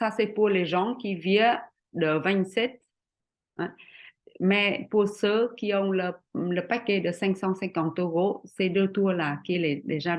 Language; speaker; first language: French; non-native, fluent; Vietnamese